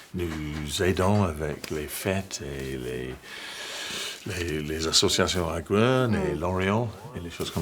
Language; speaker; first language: French; non-native, learner; English